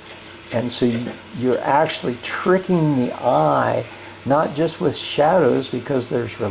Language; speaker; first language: English; native; English